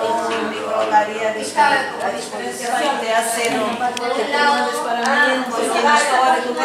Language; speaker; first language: Spanish; non-native, learner; Portuguese